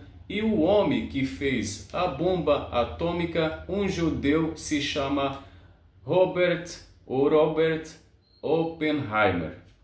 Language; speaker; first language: Portuguese; non-native, learner; Arabic